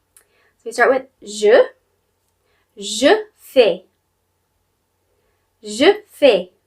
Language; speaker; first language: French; non-native, fluent; English